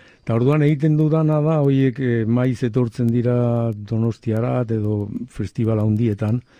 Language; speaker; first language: Basque; native; Basque